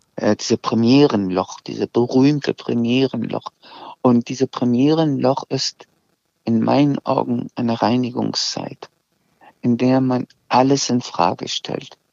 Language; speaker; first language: German; early bilingual, other home language; Azerbaijani